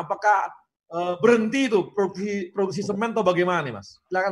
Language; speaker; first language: Indonesian; native; Indonesian